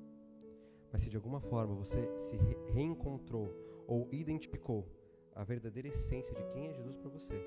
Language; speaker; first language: Portuguese; native; Portuguese